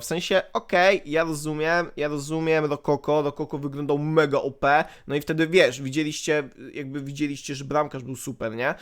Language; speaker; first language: Polish; native; Polish